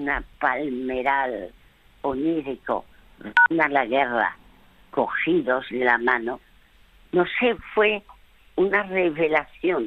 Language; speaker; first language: Spanish; early bilingual, other home language; French